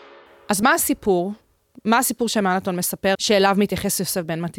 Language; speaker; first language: Hebrew; native; Hebrew